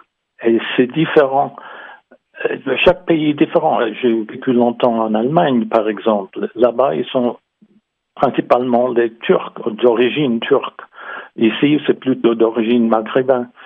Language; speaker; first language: French; non-native, fluent; English